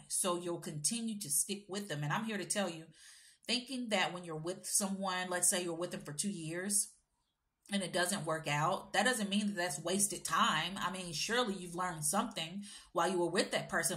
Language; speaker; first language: English; native; English